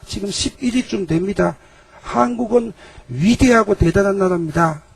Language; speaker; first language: Korean; native; Korean